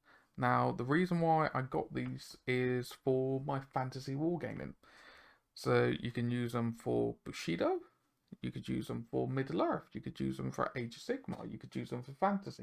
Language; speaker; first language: English; native; English